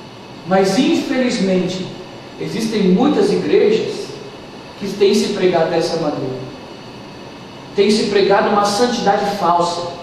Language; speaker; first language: Portuguese; native; Portuguese